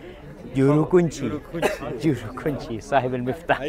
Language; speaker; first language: Indonesian; native; Indonesian